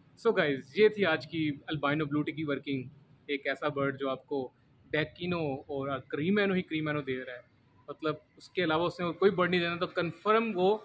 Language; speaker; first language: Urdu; non-native, local second language; Punjabi